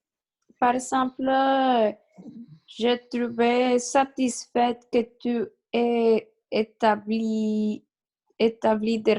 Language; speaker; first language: French; non-native, learner; Spanish